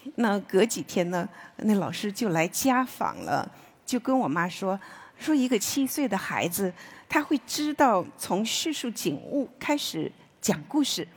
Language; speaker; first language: Chinese; native; Chinese